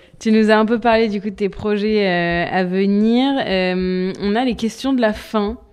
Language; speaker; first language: French; native; French